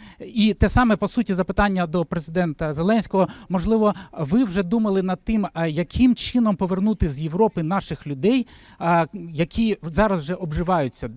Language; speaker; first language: Ukrainian; native; Ukrainian